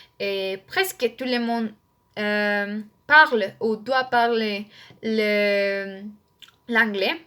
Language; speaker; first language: French; non-native, learner; Spanish